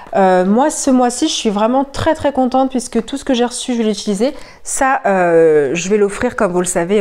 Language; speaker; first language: French; native; French